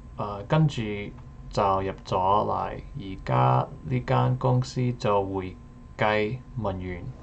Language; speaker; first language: Cantonese; non-native, learner; English